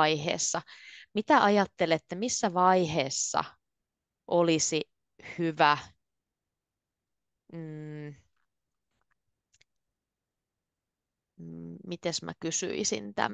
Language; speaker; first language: Finnish; native; Finnish